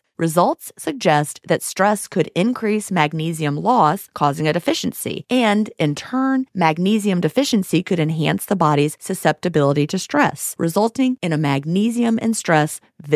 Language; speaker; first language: English; native; English